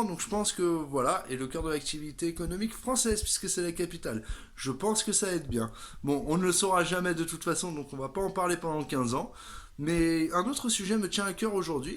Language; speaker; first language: French; native; French